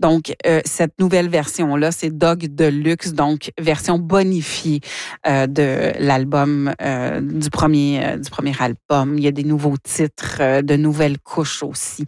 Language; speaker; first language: French; native; French